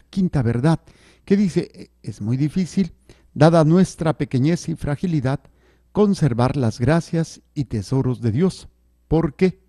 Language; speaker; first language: Spanish; native; Spanish